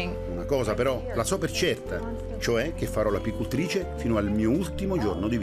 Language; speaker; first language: Italian; native; Italian